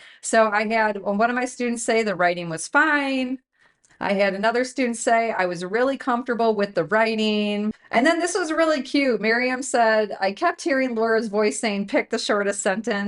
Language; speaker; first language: English; native; English